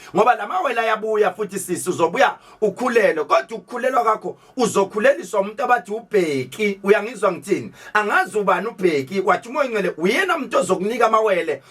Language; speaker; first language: Zulu; native; Zulu